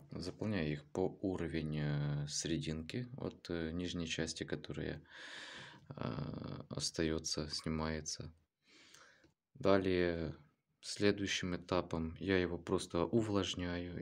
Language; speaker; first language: Russian; native; Russian